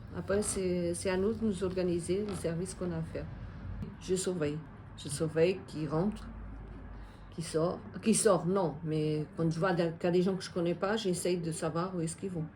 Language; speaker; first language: French; non-native, fluent; Portuguese